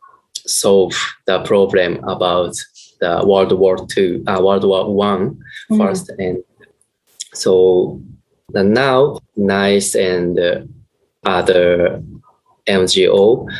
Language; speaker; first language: English; non-native, learner; Japanese